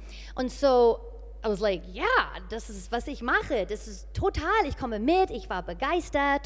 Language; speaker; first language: German; non-native, fluent; English